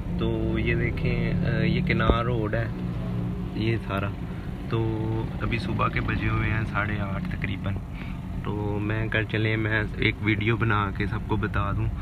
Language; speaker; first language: Urdu; native; Urdu